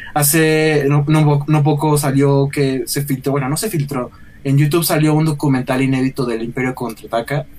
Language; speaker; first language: Spanish; native; Spanish